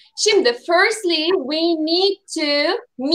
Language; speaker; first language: English; non-native, fluent; Turkish